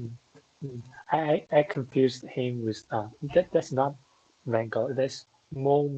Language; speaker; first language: English; non-native, fluent; Chinese